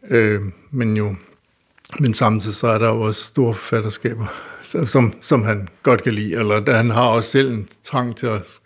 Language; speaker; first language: Danish; native; Danish